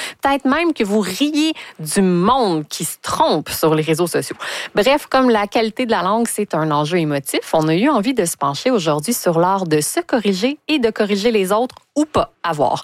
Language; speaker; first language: French; native; French